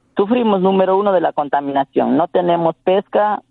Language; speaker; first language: Spanish; non-native, local second language; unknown